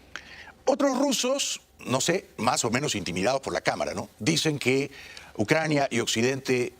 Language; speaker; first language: Spanish; native; Spanish